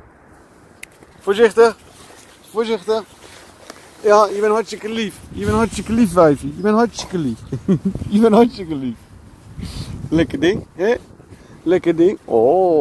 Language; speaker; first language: Dutch; native; Dutch